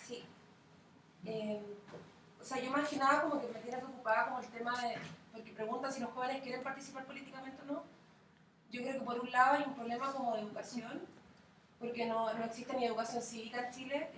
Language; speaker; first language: Spanish; native; Spanish